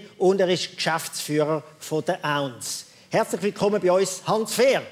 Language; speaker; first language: German; native; German